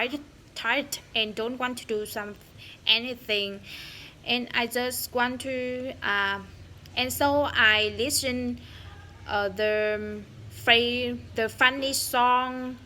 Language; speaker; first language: English; non-native, learner; Vietnamese